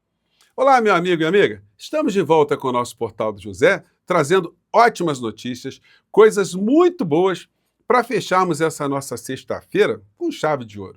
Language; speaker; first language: Portuguese; native; Portuguese